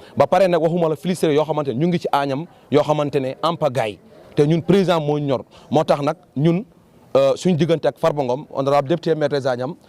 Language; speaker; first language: Wolof; non-native, local second language; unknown